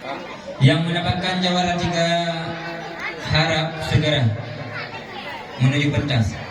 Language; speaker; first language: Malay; non-native, local second language; Achinese